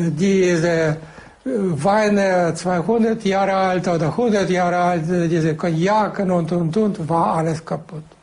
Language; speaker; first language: German; non-native, fluent; Russian